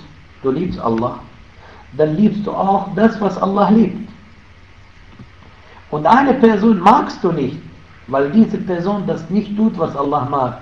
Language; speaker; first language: German; non-native, fluent; Arabic